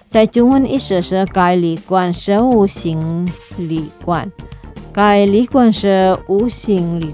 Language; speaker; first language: Chinese; non-native, fluent; Indonesian